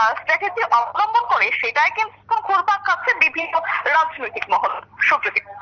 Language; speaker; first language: Bangla; native; Bangla